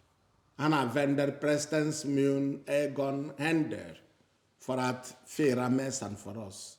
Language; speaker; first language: Swedish; non-native, fluent; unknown